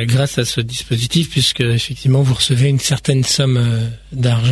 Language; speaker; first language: French; native; French